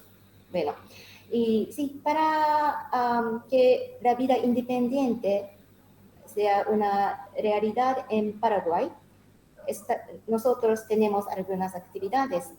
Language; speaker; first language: Spanish; non-native, learner; Japanese